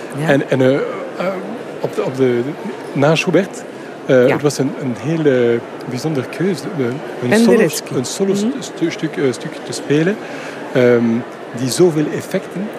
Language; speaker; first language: Dutch; non-native, local second language; French